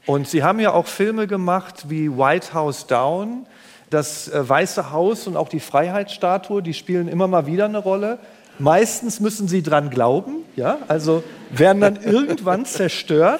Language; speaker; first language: German; native; German